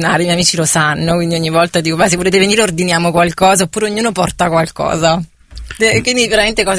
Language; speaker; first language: Italian; native; Italian